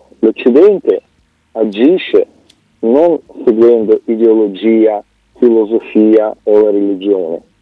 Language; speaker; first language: Italian; non-native, fluent; Russian